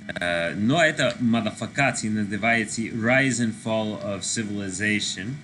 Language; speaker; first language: Russian; non-native, learner; English